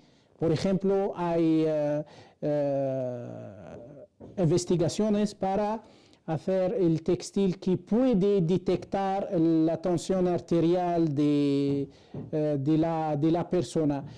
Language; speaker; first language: Spanish; non-native, fluent; Arabic